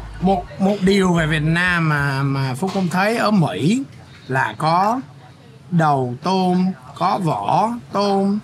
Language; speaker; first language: Vietnamese; non-native, fluent; English